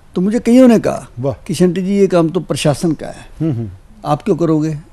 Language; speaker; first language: Hindi; native; Hindi